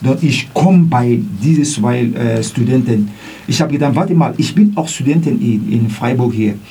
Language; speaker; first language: German; non-native, learner; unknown